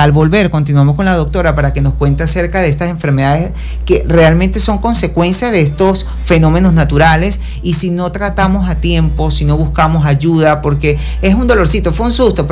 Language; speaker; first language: Spanish; native; Spanish